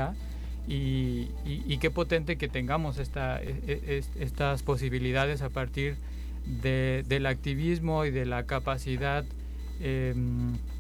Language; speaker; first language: Spanish; native; Spanish